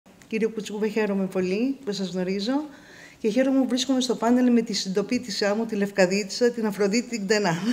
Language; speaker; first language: Greek; native; Greek